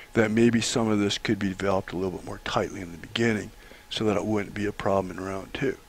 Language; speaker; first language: English; native; English